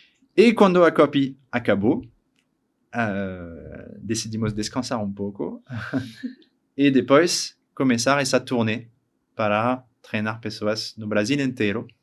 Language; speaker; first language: Portuguese; non-native, learner; French